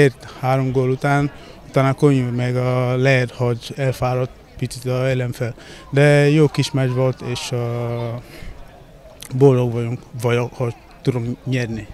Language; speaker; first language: Hungarian; non-native, learner; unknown